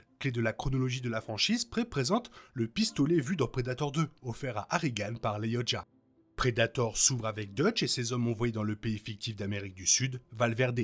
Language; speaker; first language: French; native; French